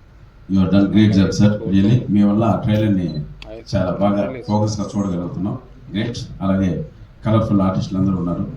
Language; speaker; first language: Telugu; native; Telugu